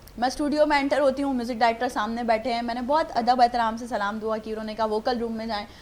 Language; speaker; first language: Urdu; native; Urdu